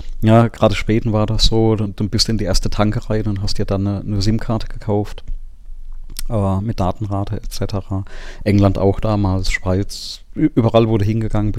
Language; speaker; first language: German; native; German